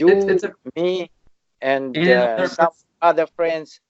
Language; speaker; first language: English; non-native, learner; Russian